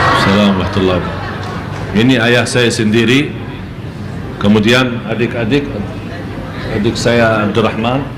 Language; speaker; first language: Malay; non-native, fluent; Arabic